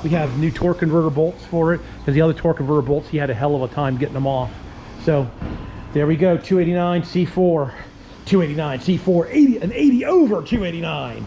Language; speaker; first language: English; native; English